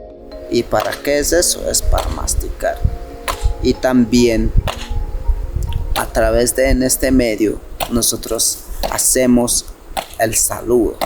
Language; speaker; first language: Spanish; non-native, local second language; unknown